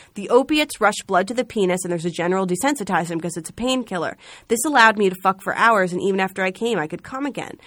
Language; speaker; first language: English; native; English